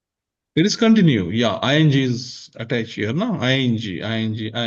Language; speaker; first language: English; non-native, local second language; Marathi